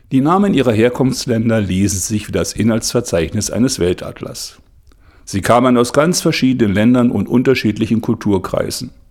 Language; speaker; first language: German; native; German